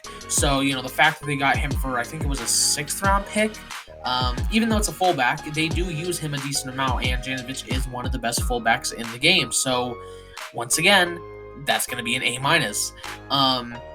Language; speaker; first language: English; native; English